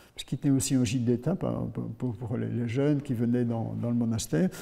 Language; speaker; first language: French; native; French